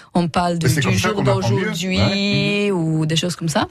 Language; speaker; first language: French; non-native, fluent; Romanian